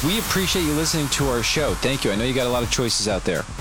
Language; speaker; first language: English; native; English